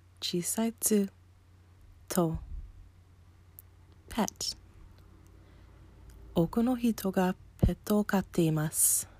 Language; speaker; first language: Japanese; non-native, learner; English